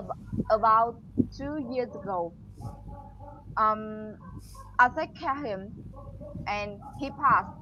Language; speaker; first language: English; non-native, learner; Vietnamese